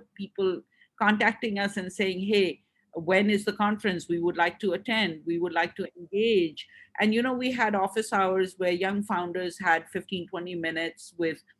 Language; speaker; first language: English; non-native, local second language; Urdu